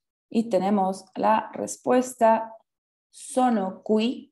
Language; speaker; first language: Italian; non-native, fluent; Spanish